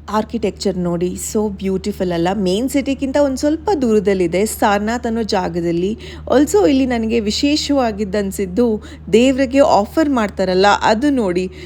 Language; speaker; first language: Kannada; native; Kannada